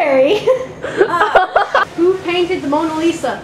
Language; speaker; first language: English; native; English